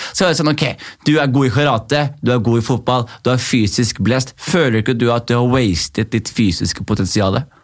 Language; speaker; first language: Norwegian; early bilingual, other home language; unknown